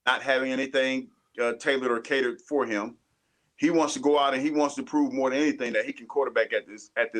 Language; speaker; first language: English; native; English